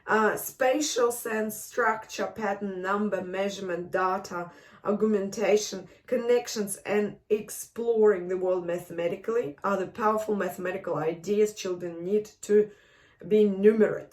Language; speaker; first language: English; non-native, fluent; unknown